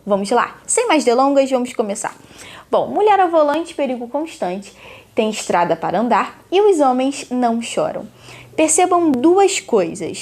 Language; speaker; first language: Portuguese; native; Portuguese